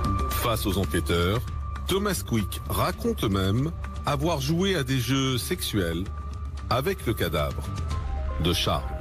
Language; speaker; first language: French; native; French